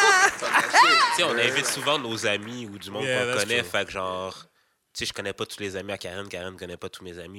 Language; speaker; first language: French; native; French